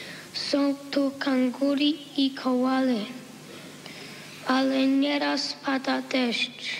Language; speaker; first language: Polish; early bilingual, heritage; Polish